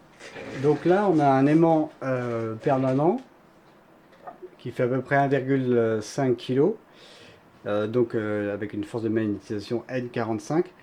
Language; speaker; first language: French; native; French